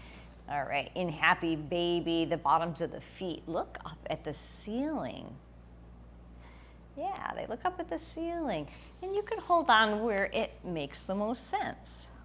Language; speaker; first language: English; native; English